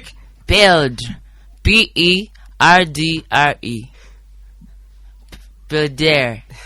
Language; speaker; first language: French; non-native, learner; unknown